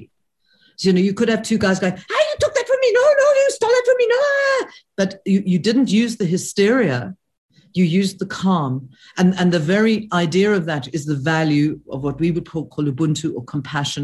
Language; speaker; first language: English; native; English